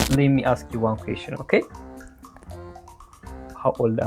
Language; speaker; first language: English; non-native, learner; Amharic